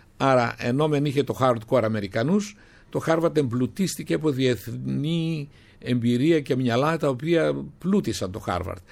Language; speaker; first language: Greek; native; Greek